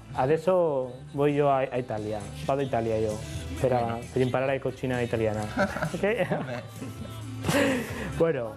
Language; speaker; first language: Spanish; native; Spanish